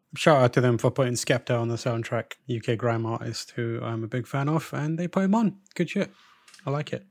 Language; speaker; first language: English; early bilingual, other home language; Urdu